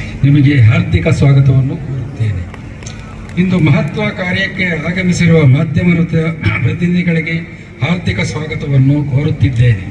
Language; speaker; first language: Kannada; native; Kannada